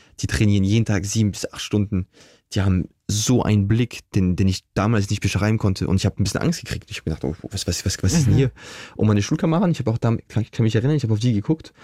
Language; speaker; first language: German; early bilingual, other home language; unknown